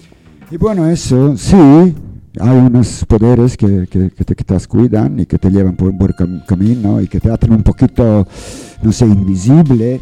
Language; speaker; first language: Spanish; non-native, learner; English